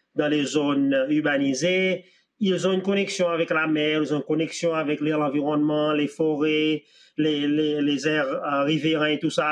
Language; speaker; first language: French; non-native, local second language; Seselwa Creole French